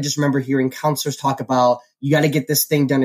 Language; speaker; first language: English; native; English